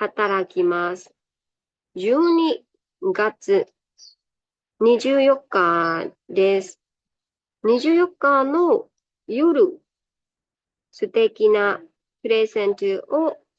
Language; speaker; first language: Japanese; non-native, fluent; Burmese